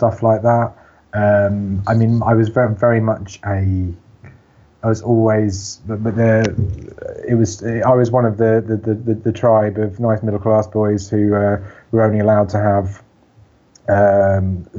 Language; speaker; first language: English; native; English